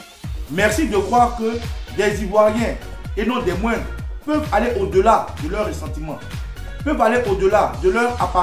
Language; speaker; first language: French; native; French